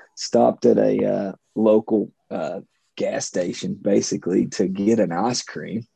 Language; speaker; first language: English; native; English